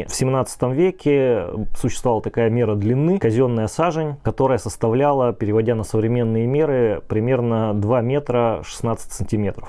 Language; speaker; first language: Russian; native; Russian